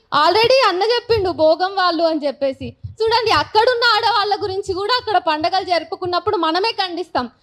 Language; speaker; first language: Telugu; native; Telugu